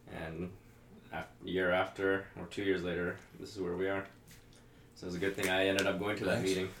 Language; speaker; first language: English; early bilingual, heritage; Swedish